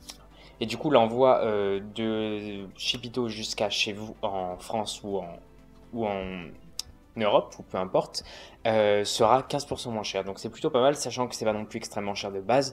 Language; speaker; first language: French; native; French